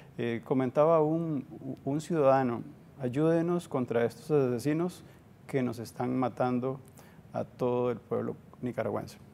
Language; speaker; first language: Spanish; native; Spanish